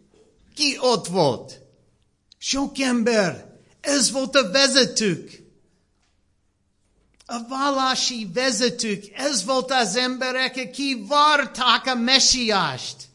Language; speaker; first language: Hungarian; non-native, learner; English